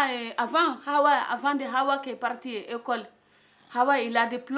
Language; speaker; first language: French; non-native, learner; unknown